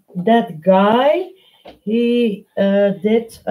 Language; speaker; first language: English; non-native, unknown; Dutch